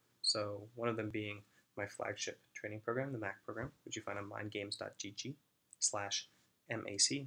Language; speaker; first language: English; native; English